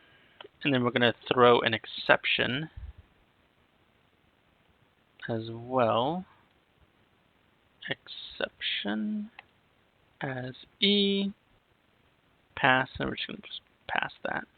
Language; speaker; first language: English; native; English